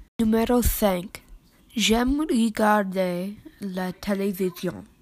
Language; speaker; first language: French; non-native, learner; English